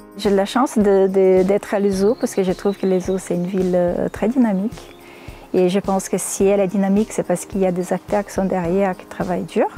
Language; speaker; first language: French; non-native, fluent; Portuguese